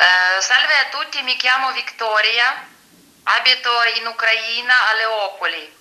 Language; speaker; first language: Italian; non-native, fluent; Ukrainian